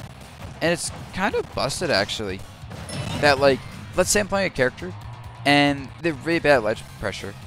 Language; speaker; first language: English; native; English